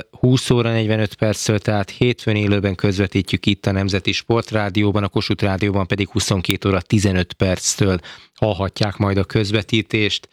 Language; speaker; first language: Hungarian; native; Hungarian